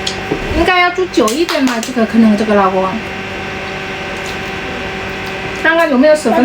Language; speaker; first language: Chinese; non-native, fluent; Indonesian